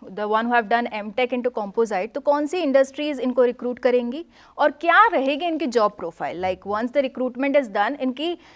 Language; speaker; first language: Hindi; non-native, local second language; Gujarati